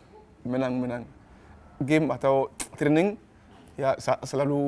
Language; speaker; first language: Indonesian; non-native, learner; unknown